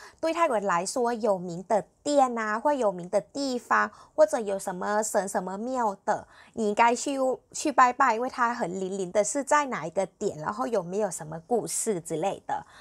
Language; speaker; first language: Chinese; non-native, fluent; Thai